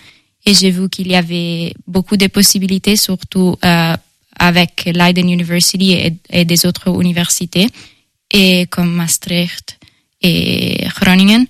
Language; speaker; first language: French; non-native, fluent; Italian